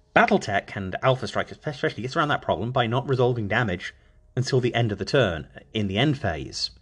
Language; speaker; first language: English; native; English